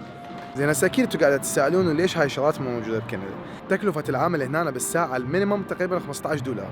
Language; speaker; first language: Arabic; native; Arabic